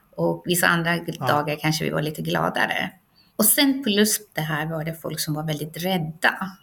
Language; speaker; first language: Swedish; non-native, fluent; Persian